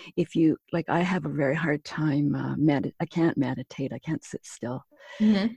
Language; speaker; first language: English; native; English